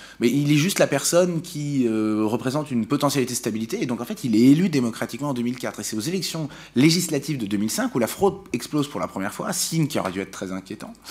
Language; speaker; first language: French; native; French